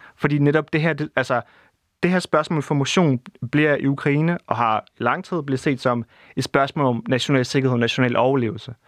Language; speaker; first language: Danish; non-native, fluent; Russian